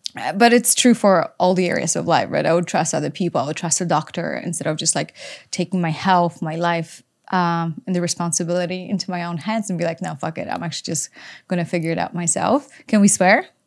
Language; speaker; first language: English; non-native, fluent; Polish